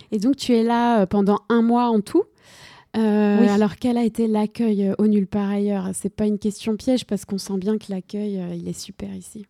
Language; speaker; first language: French; native; French